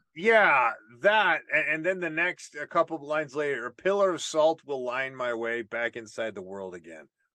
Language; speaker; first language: English; native; English